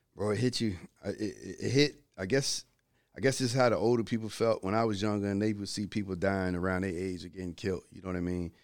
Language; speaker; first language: English; native; English